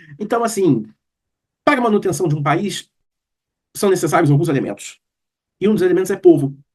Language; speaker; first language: Portuguese; native; Portuguese